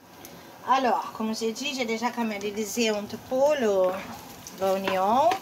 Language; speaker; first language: French; non-native, learner; Portuguese